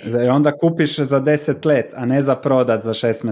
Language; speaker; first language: Slovenian; non-native, learner; Croatian